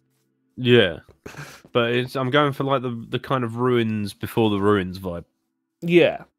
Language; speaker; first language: English; native; English